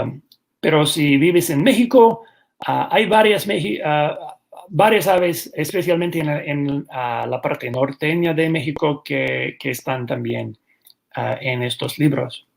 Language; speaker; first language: Spanish; non-native, fluent; English